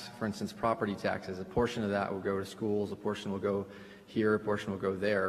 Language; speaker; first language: English; early bilingual, other home language; Spanish